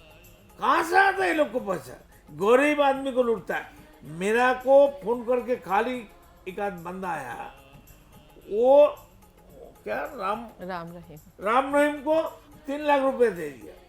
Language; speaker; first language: Hindi; non-native, local second language; Bangla